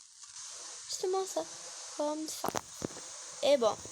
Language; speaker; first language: French; non-native, learner; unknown